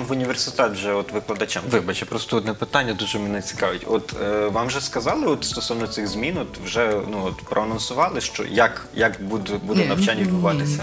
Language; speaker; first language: Ukrainian; native; Ukrainian